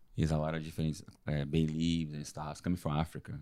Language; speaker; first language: English; non-native, learner; Portuguese